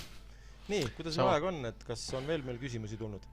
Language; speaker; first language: Estonian; native; Estonian